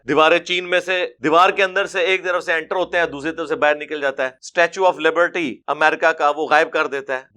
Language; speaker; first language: Urdu; non-native, local second language; Punjabi